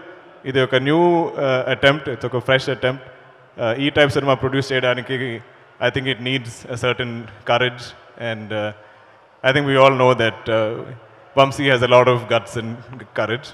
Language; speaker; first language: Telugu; non-native, learner; Malayalam